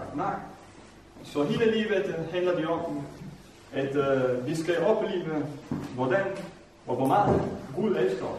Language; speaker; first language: Danish; non-native, fluent; Vietnamese